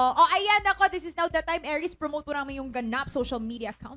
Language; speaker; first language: English; non-native, local second language; Filipino